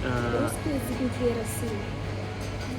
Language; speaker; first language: Russian; non-native, learner; Mongolian